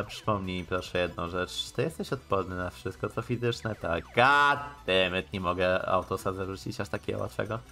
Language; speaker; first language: Polish; native; Polish